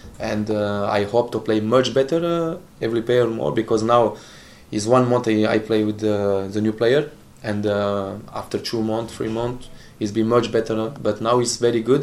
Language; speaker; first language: English; non-native, learner; Italian